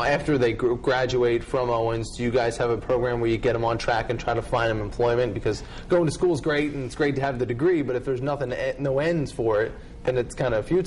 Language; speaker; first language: English; native; English